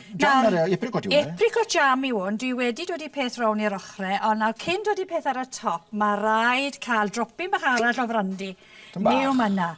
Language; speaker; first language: Welsh; native; Welsh